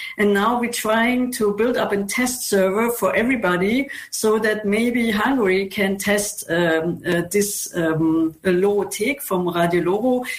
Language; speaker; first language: English; non-native, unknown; German